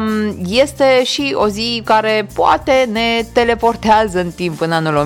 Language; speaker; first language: Romanian; native; Romanian